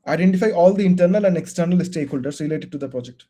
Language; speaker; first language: English; non-native, local second language; Bangla